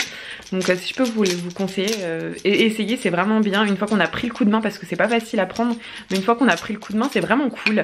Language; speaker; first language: French; native; French